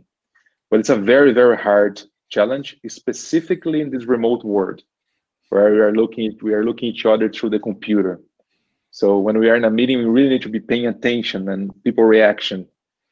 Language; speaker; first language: English; non-native, fluent; Portuguese